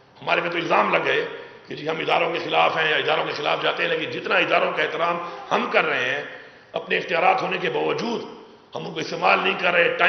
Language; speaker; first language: Urdu; non-native, local second language; Pashto